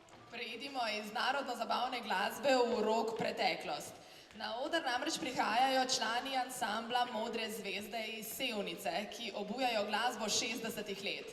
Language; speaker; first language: Slovenian; native; Slovenian